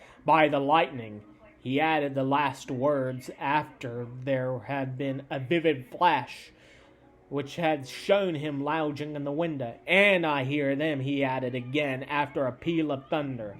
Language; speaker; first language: English; native; English